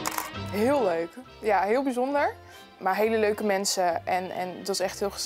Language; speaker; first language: Dutch; native; Dutch